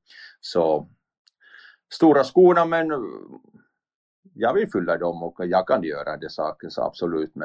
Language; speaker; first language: Swedish; non-native, learner; Finnish